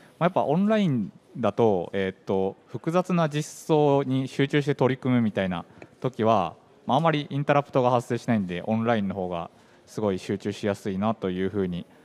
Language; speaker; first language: Japanese; native; Japanese